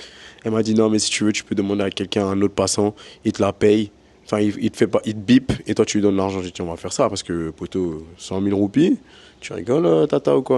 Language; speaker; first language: French; native; French